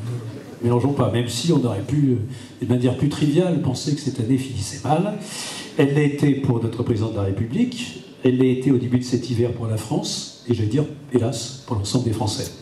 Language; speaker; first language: French; native; French